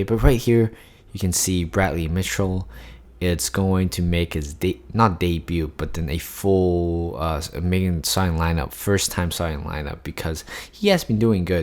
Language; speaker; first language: English; non-native, fluent; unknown